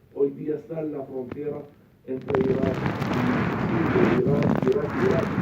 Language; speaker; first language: Spanish; non-native, fluent; Arabic